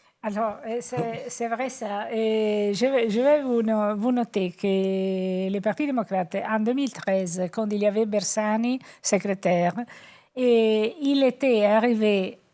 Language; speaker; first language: French; non-native, fluent; Italian